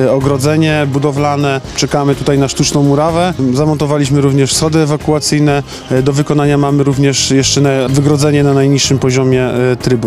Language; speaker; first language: Polish; native; Polish